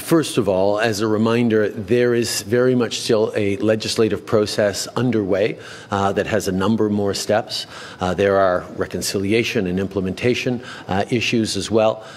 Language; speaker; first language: English; early bilingual, other home language; French